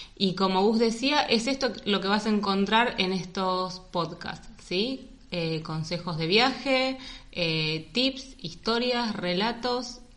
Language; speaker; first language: Spanish; native; Spanish